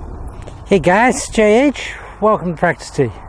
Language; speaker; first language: English; native; English